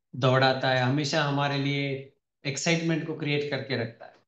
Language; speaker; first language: Hindi; non-native, local second language; Telugu